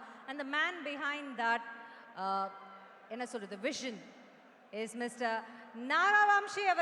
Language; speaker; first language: Tamil; native; Tamil